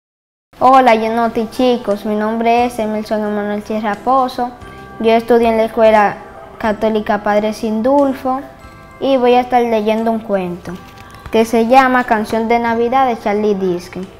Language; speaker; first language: Spanish; native; Spanish